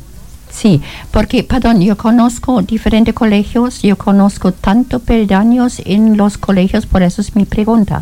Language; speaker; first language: Spanish; non-native, learner; German